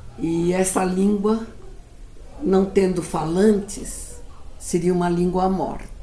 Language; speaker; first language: Portuguese; early bilingual, other home language; Yiddish